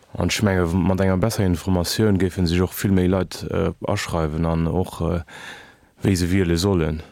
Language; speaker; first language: Luxembourgish; early bilingual, other home language; Kabuverdianu